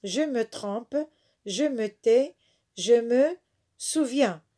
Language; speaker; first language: French; non-native, local second language; Arabic